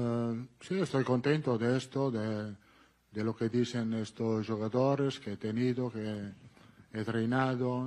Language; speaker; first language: Spanish; non-native, fluent; Italian